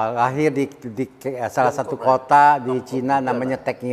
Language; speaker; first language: Indonesian; native; Indonesian